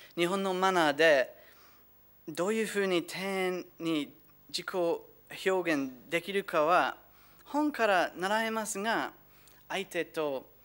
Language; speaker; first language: Japanese; non-native, fluent; English